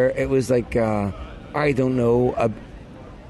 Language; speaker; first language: English; native; English